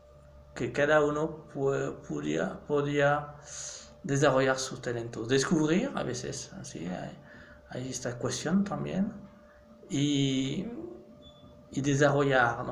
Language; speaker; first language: Spanish; non-native, fluent; French